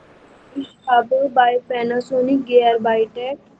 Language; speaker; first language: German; non-native, learner; Hindi